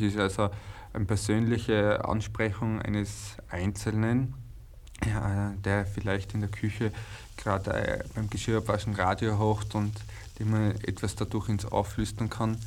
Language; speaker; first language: German; native; German